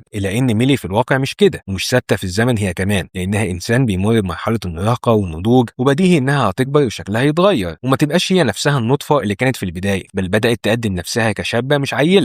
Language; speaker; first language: Arabic; native; Arabic